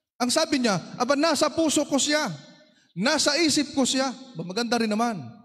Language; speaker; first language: Filipino; native; Filipino